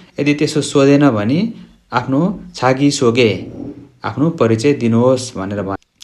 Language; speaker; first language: Nepali; native; Nepali